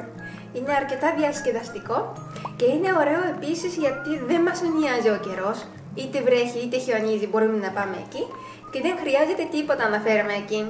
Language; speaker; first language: Greek; non-native, fluent; Japanese